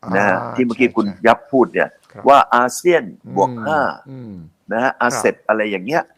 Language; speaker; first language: Thai; non-native, fluent; Malay